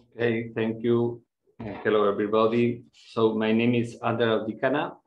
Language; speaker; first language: English; non-native, fluent; Spanish